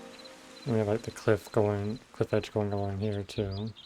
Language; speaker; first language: English; native; English